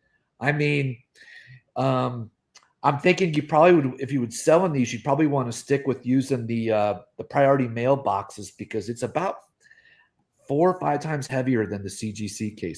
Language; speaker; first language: English; native; English